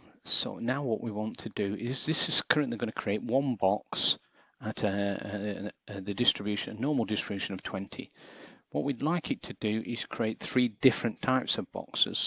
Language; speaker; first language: English; native; English